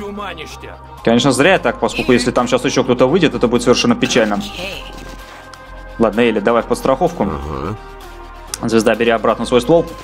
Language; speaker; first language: Russian; native; Russian